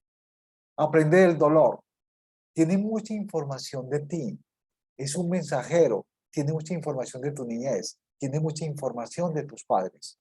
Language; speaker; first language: Spanish; native; Spanish